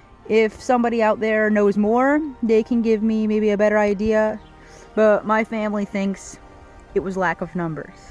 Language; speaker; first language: English; native; English